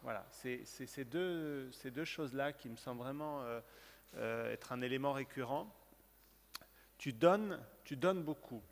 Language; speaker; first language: French; native; French